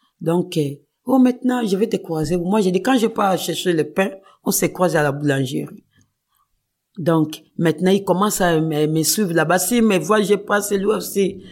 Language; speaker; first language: French; non-native, local second language; Kongo